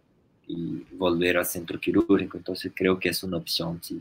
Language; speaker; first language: Spanish; non-native, fluent; Portuguese